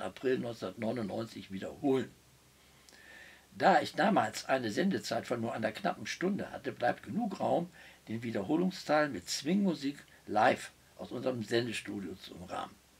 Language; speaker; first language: German; native; German